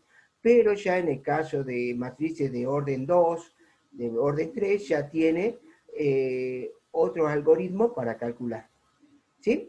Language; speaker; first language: Spanish; native; Spanish